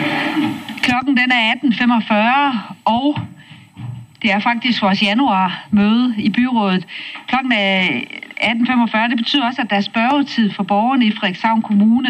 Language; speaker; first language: Danish; native; Danish